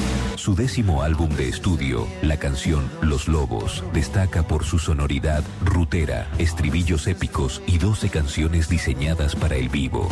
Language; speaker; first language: Spanish; native; Spanish